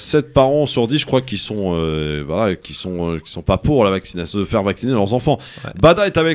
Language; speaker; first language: French; native; French